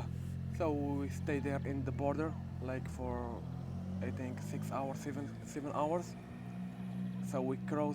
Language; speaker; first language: English; non-native, learner; Arabic